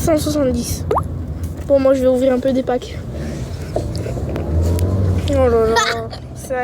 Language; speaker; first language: French; native; French